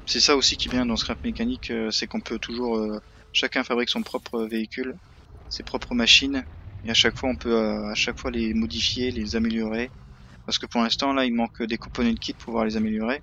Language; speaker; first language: French; native; French